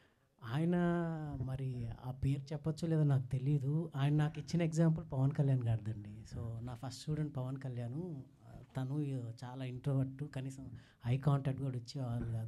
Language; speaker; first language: Telugu; native; Telugu